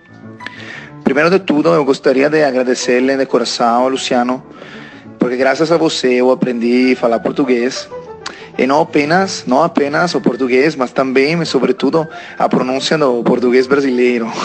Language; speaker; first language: Portuguese; non-native, learner; Italian